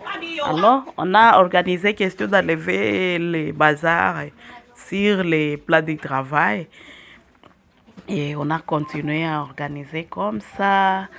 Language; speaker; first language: French; non-native, local second language; Swahili